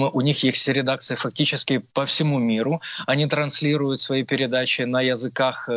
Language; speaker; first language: Russian; non-native, local second language; Ukrainian